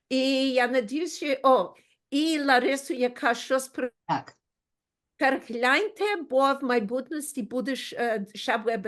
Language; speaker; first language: Ukrainian; early bilingual, heritage; Ukrainian